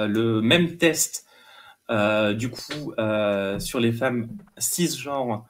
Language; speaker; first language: French; native; French